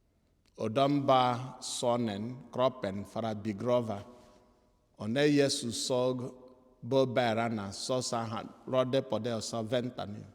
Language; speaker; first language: Swedish; non-native, fluent; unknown